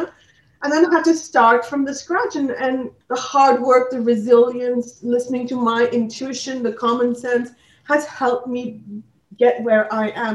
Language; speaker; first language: English; non-native, local second language; Punjabi